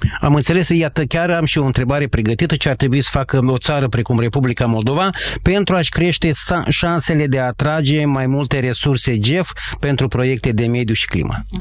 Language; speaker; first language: Romanian; native; Romanian